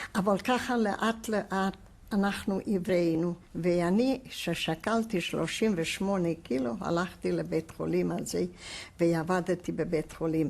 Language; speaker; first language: Hebrew; non-native, fluent; Hungarian